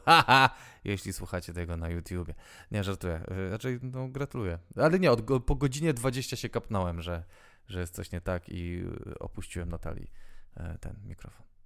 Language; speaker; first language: Polish; native; Polish